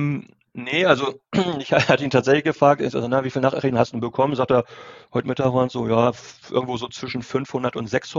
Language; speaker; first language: German; native; German